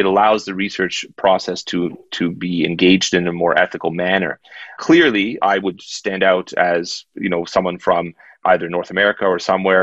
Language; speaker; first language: English; native; English